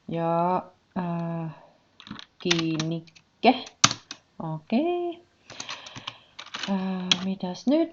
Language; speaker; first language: Finnish; non-native, learner; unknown